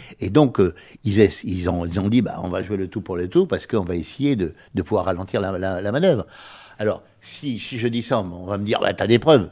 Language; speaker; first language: French; native; French